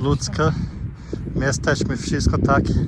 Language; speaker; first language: Polish; non-native, learner; Portuguese